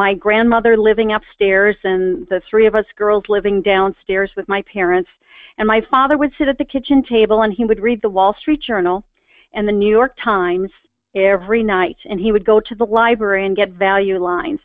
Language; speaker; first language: English; native; English